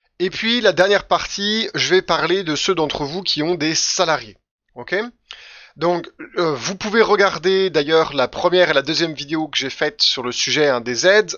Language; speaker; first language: French; native; French